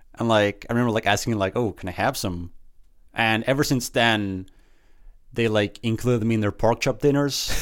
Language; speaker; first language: English; early bilingual, other home language; Spanish